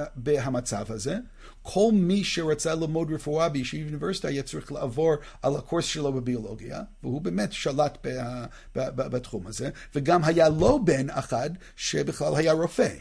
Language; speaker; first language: Hebrew; non-native, fluent; English